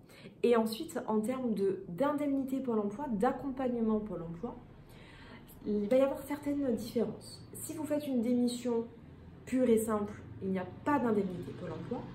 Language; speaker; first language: French; native; French